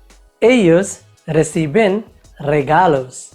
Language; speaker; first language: Spanish; non-native, fluent; Hindi